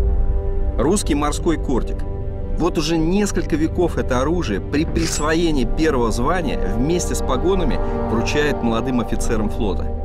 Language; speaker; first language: Russian; native; Russian